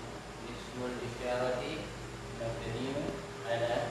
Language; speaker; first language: Arabic; non-native, learner; Indonesian